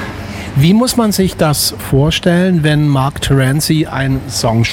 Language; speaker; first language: German; native; German